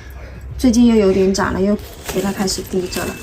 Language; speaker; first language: Chinese; native; Chinese